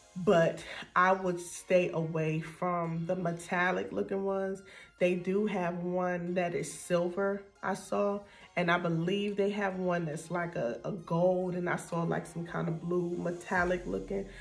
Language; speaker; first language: English; native; English